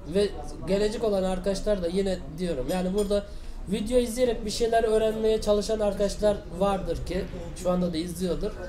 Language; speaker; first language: Turkish; native; Turkish